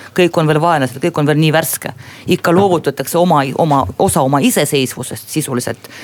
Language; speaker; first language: Estonian; non-native, local second language; Russian